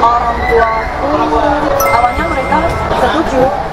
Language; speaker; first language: Indonesian; non-native, fluent; Chinese